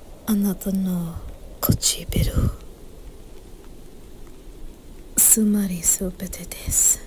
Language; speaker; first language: Japanese; non-native, learner; English